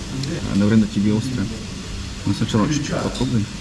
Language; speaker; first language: Russian; non-native, fluent; Korean